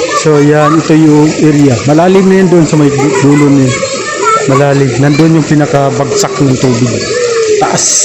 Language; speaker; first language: Filipino; native; Filipino